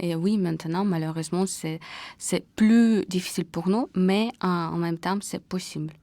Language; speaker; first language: French; non-native, fluent; Russian